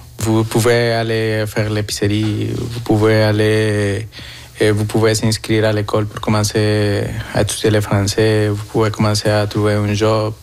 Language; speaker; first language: French; non-native, fluent; Spanish